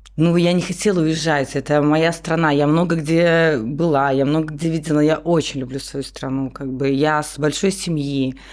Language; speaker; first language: Russian; native; Russian